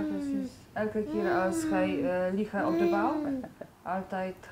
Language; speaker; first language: Dutch; non-native, learner; Polish